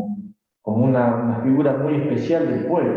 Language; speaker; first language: Spanish; native; Spanish